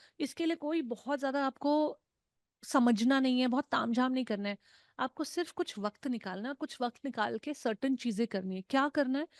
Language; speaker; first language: Hindi; non-native, local second language; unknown